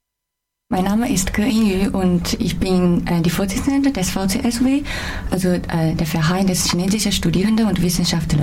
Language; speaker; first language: German; non-native, fluent; Chinese